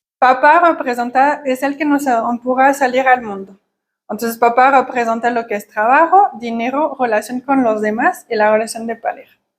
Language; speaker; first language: Spanish; non-native, fluent; French